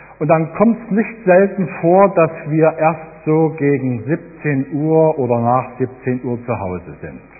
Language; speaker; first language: German; native; German